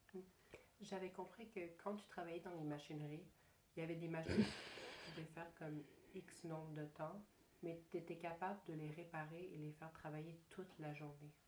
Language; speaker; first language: French; native; French